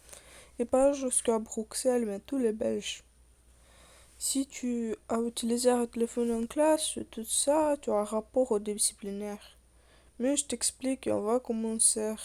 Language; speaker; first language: French; non-native, learner; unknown